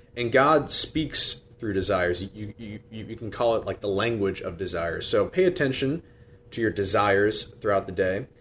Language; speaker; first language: English; native; English